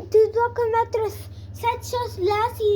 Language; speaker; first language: French; non-native, learner; Spanish